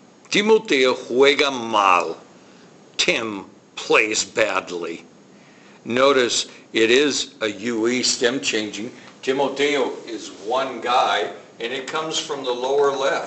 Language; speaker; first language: English; native; English